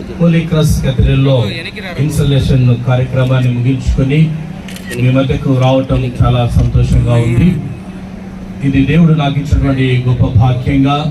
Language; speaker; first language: Telugu; native; Telugu